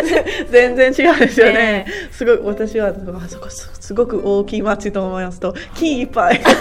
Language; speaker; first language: Japanese; non-native, learner; English